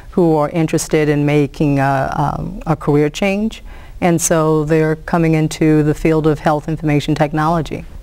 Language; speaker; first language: English; native; English